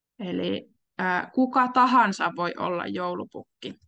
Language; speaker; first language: Finnish; native; Finnish